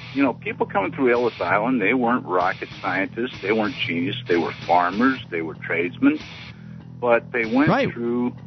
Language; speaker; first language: English; native; English